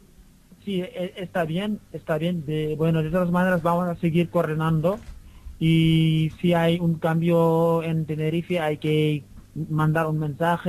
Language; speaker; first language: Spanish; non-native, learner; Wolof